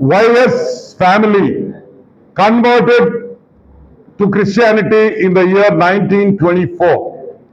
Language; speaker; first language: English; non-native, local second language; Telugu